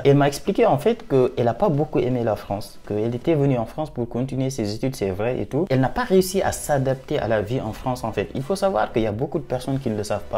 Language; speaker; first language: French; non-native, local second language; Wolof